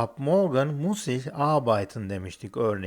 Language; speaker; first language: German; non-native, fluent; Turkish